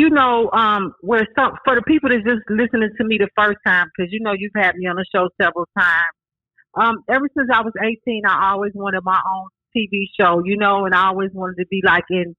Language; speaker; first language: English; native; English